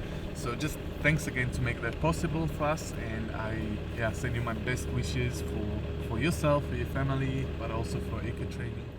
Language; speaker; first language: English; non-native, fluent; German